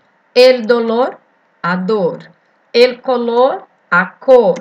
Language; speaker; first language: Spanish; non-native, fluent; Portuguese